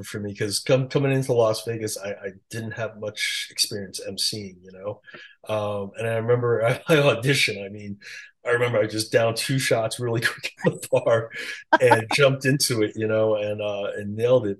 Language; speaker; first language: English; early bilingual, other home language; Chinese